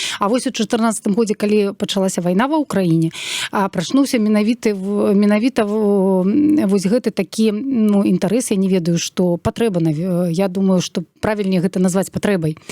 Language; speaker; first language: Belarusian; non-native, local second language; Russian